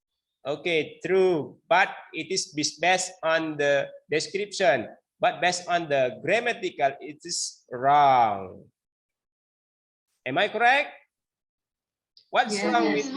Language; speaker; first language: English; non-native, learner; Indonesian